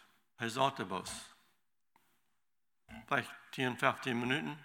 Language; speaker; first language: German; non-native, learner; Low German